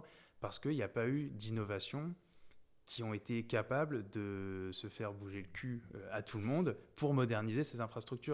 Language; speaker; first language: French; native; French